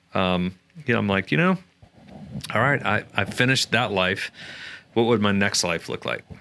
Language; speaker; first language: English; native; English